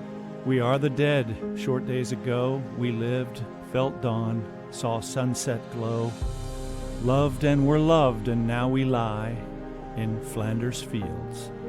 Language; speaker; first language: English; native; English